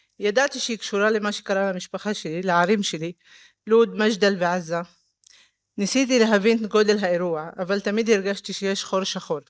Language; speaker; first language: Hebrew; non-native, local second language; Arabic